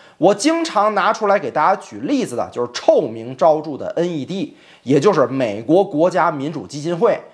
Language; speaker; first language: Chinese; native; Chinese